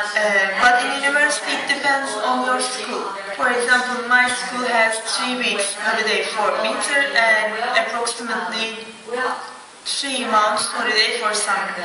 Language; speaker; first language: English; non-native, fluent; Turkish